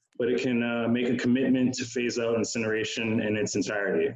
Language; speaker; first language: English; native; English